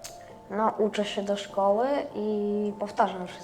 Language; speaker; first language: Polish; early bilingual, other home language; Russian